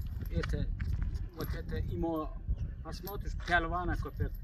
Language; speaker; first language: Russian; non-native, local second language; Turkmen